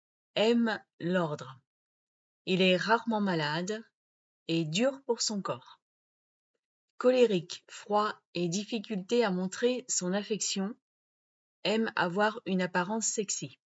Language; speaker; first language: French; native; French